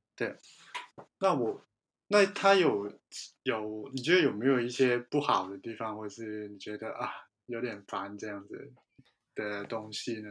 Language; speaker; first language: Chinese; native; Chinese